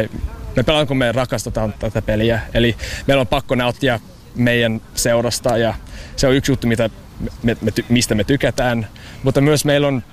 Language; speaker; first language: Finnish; non-native, fluent; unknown